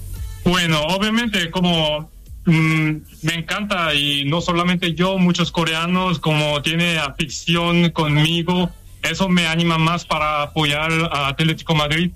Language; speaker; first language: Spanish; non-native, fluent; Korean